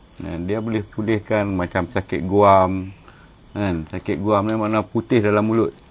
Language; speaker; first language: Malay; native; Malay